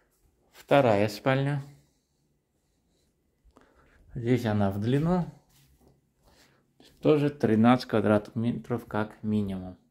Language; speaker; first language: Russian; non-native, fluent; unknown